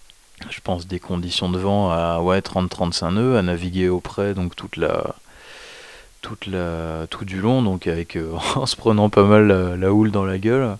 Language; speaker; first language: French; native; French